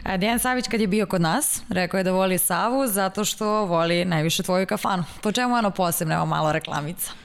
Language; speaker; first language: Serbian; native; Serbian